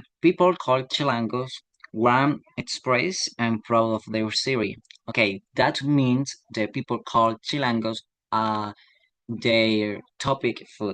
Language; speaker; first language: English; non-native, learner; Spanish